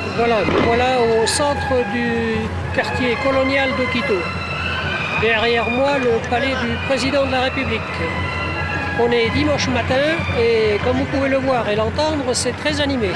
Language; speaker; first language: French; native; French